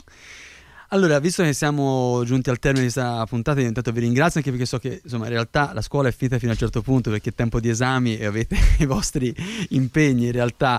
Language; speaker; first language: Italian; native; Italian